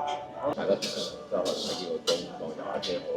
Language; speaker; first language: Cantonese; native; Cantonese